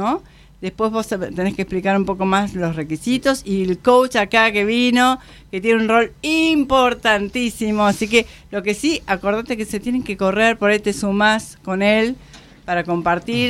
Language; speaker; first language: Spanish; native; Spanish